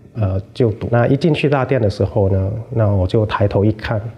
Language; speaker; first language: Chinese; non-native, fluent; Lao